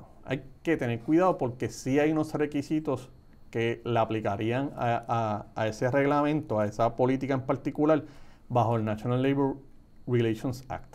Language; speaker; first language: Spanish; native; Spanish